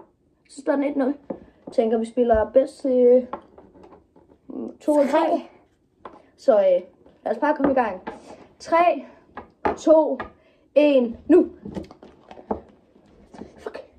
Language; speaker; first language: Danish; native; Danish